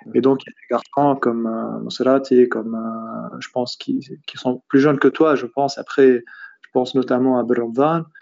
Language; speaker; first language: French; native; French